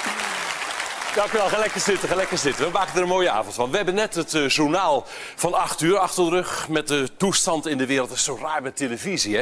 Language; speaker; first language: Dutch; native; Dutch